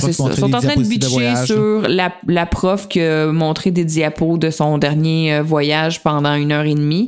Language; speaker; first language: French; native; French